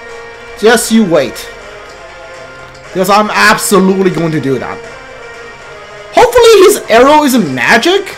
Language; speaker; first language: English; native; English